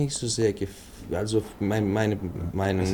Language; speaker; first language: German; non-native, fluent; Greek